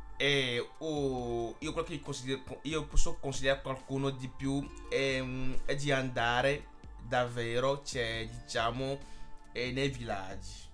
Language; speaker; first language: Italian; non-native, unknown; Ewe